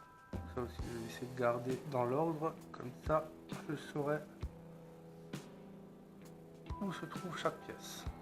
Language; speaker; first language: French; native; French